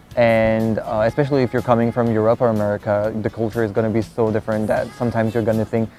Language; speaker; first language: English; non-native, fluent; French